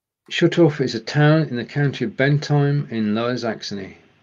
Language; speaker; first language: English; native; English